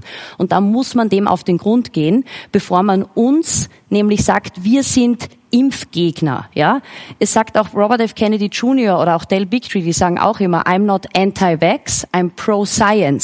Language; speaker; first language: German; native; German